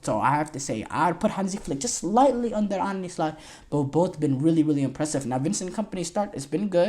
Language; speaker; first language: English; native; English